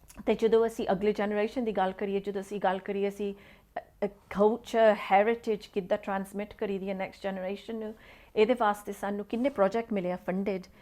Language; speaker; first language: Punjabi; early bilingual, heritage; Punjabi